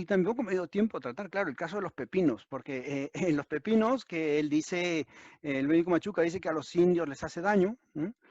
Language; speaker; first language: Spanish; native; Spanish